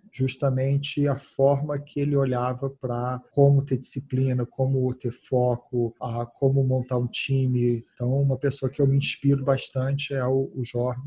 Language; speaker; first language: Portuguese; early bilingual, heritage; Portuguese